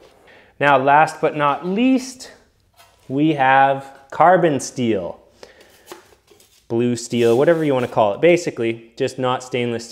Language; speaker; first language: English; native; English